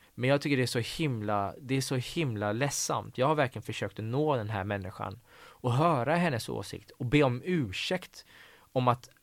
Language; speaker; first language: Swedish; early bilingual, other home language; Persian